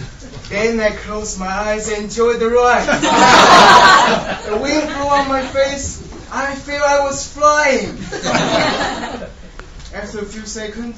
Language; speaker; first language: English; non-native, fluent; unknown